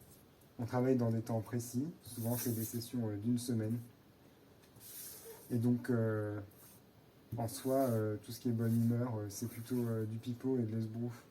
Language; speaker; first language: French; native; French